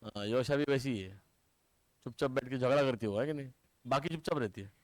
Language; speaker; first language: Hindi; non-native, local second language; Marathi